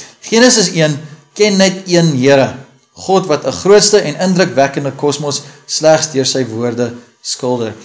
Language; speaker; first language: Afrikaans; early bilingual, heritage; Afrikaans